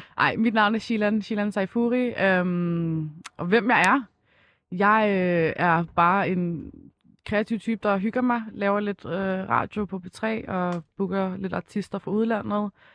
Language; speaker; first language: Danish; early bilingual, other home language; Kurdish